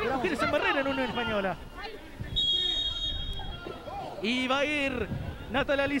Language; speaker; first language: Spanish; native; Spanish